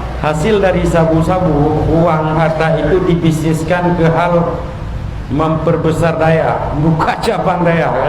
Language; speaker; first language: Malay; non-native, local second language; Achinese